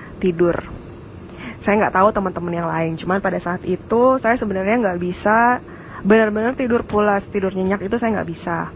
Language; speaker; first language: Indonesian; native; Indonesian